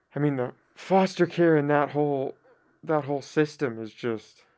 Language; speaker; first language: English; early bilingual, other home language; Spanish